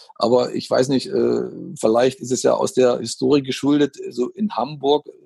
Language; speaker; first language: German; native; German